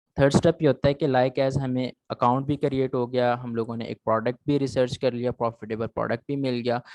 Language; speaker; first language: Urdu; native; Urdu